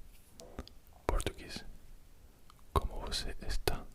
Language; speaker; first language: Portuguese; non-native, learner; Italian